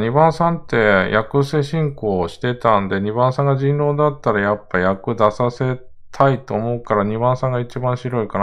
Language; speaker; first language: Japanese; native; Japanese